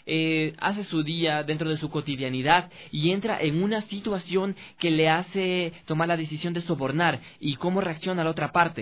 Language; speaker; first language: Spanish; native; Spanish